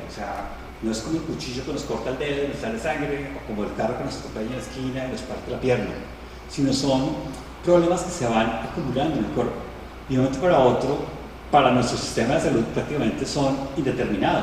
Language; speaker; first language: Spanish; native; Spanish